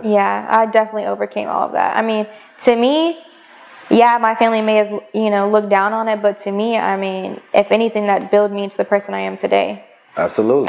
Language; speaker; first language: English; native; English